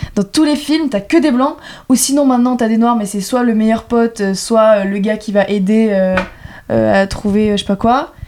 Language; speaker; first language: French; native; French